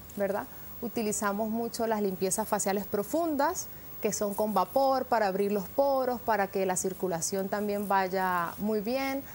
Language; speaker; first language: Spanish; native; Spanish